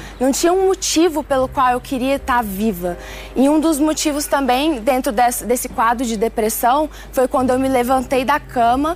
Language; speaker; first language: Portuguese; early bilingual, other home language; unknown